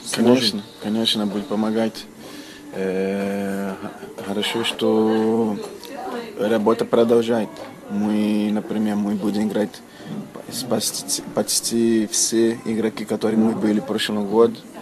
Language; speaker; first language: Russian; non-native, learner; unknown